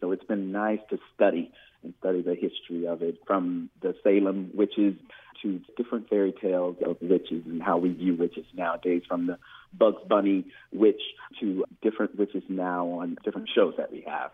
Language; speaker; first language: English; native; English